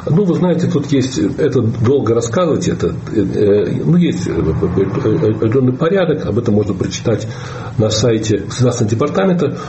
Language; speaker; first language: Russian; native; Russian